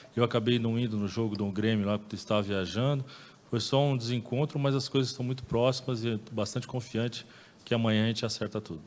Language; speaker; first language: Portuguese; native; Portuguese